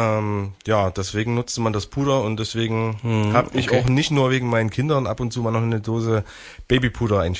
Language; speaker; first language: German; native; German